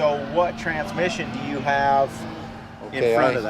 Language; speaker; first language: English; native; English